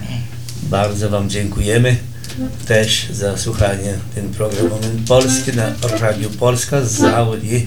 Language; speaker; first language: Polish; early bilingual, heritage; Portuguese